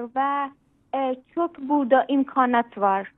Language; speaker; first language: Turkish; non-native, learner; Persian